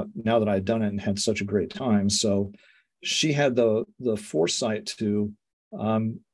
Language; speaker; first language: English; native; English